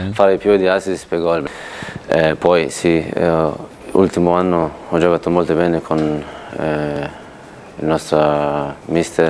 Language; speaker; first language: Italian; non-native, fluent; Turkish